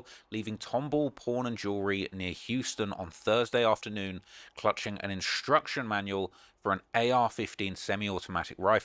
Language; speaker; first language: English; native; English